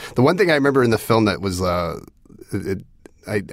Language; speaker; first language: English; native; English